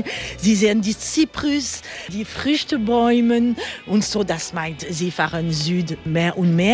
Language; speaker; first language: German; non-native, fluent; French